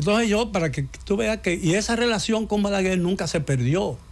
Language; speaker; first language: Spanish; native; Spanish